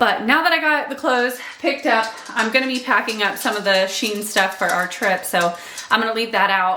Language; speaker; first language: English; native; English